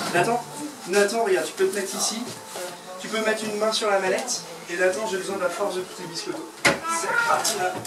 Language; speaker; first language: French; native; French